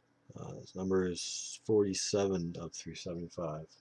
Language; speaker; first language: English; native; English